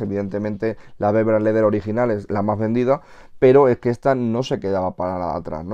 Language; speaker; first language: Spanish; native; Spanish